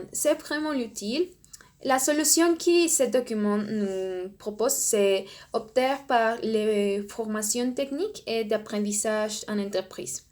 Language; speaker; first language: French; non-native, learner; Spanish